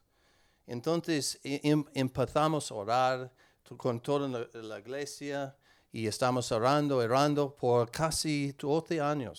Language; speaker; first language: Spanish; non-native, learner; English